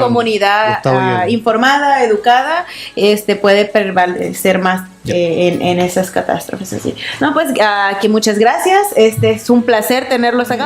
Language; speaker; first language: Spanish; native; Spanish